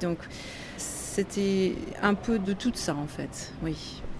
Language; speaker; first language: French; non-native, learner; English